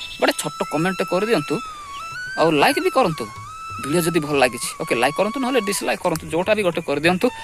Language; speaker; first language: Odia; non-native, local second language; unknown